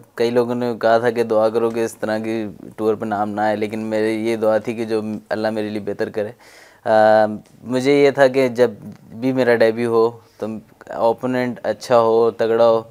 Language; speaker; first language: Urdu; non-native, local second language; Punjabi